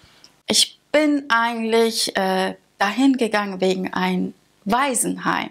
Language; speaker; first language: German; early bilingual, other home language; Persian